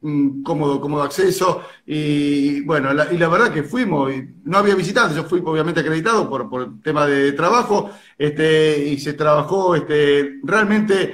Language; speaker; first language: Spanish; native; Spanish